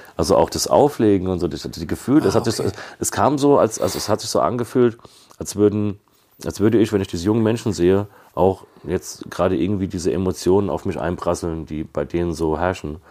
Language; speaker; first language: German; native; German